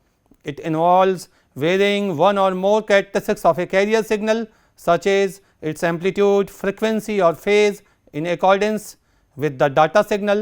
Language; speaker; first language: English; non-native, local second language; Hindi